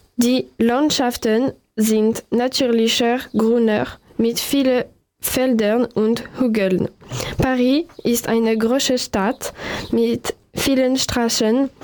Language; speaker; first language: German; non-native, learner; French